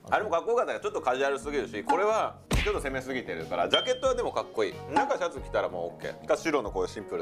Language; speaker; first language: Japanese; native; Japanese